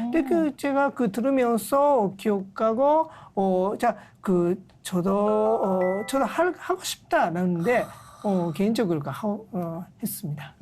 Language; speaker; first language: Korean; non-native, learner; Japanese